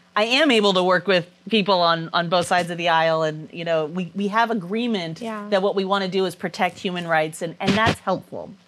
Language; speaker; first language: English; native; English